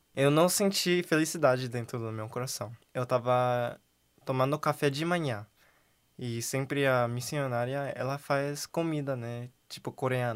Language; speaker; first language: Portuguese; non-native, learner; Korean